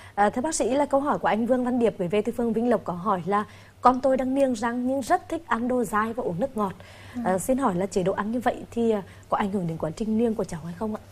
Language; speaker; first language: Vietnamese; native; Vietnamese